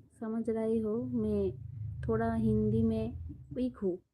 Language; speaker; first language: Hindi; non-native, local second language; Bangla